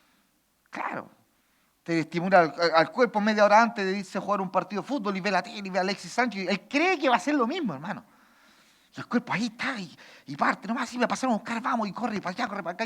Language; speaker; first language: Spanish; native; Spanish